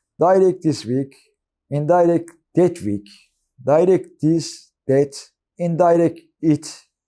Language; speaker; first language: English; non-native, fluent; Turkish